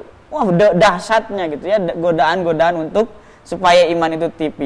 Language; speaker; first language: Indonesian; native; Indonesian